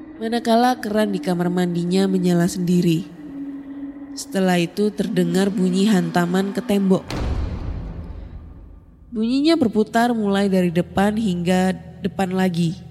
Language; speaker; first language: Indonesian; native; Indonesian